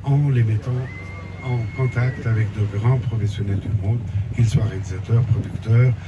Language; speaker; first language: French; non-native, local second language; Arabic